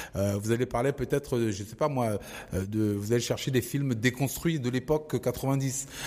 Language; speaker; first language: French; early bilingual, other home language; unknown